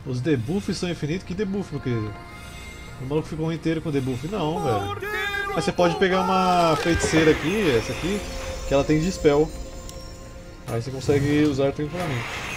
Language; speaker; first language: Portuguese; native; Portuguese